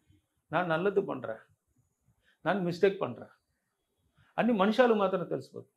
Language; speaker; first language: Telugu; non-native, learner; Tamil